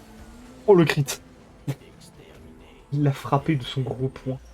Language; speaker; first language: French; native; French